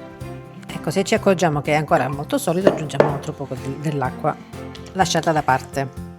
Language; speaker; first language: Italian; native; Italian